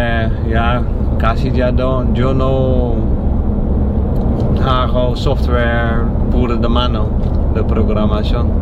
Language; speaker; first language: Spanish; non-native, learner; English